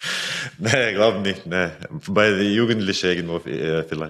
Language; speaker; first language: German; non-native, fluent; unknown